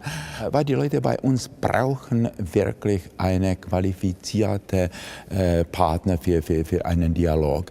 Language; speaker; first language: German; non-native, fluent; Czech